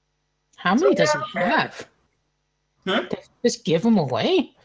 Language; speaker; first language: English; native; English